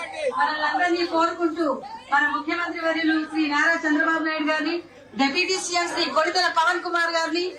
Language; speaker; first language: Telugu; native; Telugu